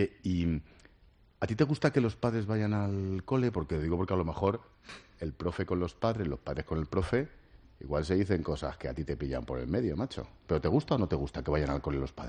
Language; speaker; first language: Spanish; native; Spanish